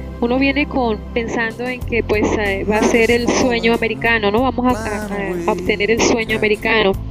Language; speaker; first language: Spanish; native; Spanish